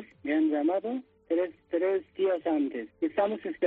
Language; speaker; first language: Spanish; non-native, learner; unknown